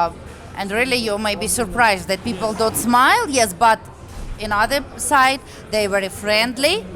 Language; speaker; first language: English; non-native, learner; Russian